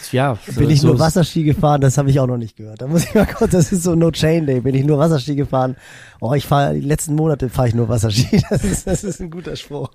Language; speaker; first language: German; native; German